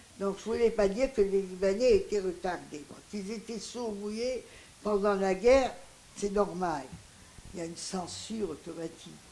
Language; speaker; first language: French; non-native, local second language; Greek